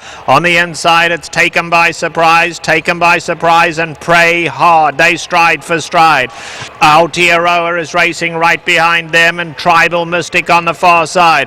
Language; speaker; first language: English; native; English